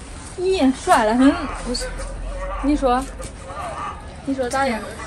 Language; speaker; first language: Chinese; native; Chinese